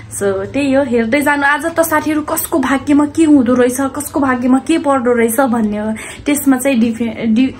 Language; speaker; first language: Nepali; non-native, local second language; Dangaura Tharu